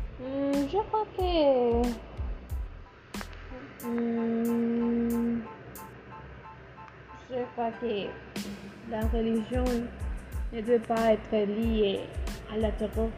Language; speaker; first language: French; non-native, learner; Spanish